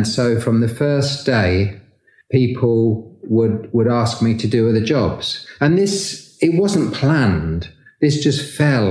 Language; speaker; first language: English; native; English